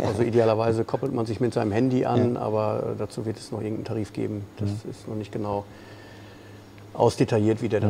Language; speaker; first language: German; native; German